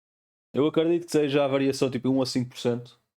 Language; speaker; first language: Portuguese; native; Portuguese